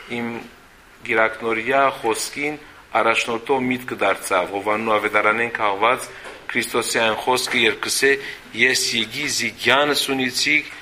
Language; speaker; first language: Armenian; early bilingual, heritage; Armenian